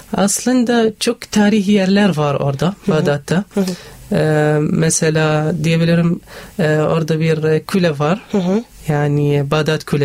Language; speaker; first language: Turkish; non-native, learner; Arabic